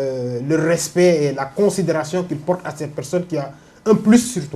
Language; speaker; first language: French; non-native, local second language; Wolof